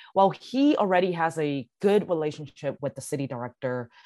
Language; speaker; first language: English; early bilingual, other home language; Cantonese